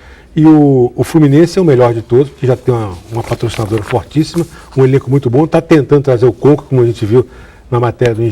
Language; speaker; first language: Portuguese; native; Portuguese